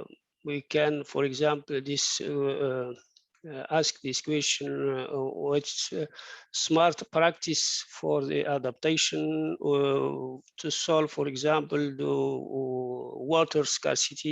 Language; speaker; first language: English; non-native, fluent; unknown